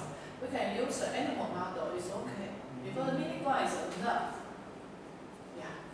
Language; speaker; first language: English; non-native, learner; Chinese